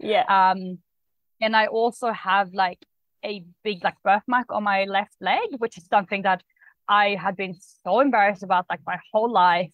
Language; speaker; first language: English; non-native, fluent; Swedish